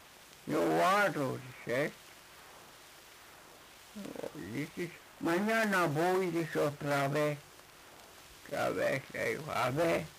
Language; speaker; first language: Spanish; non-native, local second language; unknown